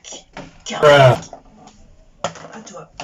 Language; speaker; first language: French; native; French